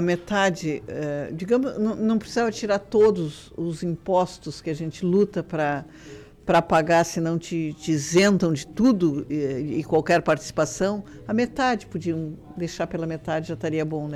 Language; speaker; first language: Portuguese; native; Portuguese